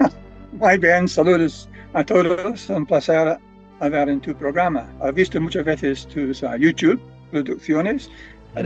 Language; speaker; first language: Spanish; non-native, fluent; English